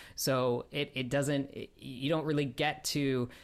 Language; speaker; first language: English; native; English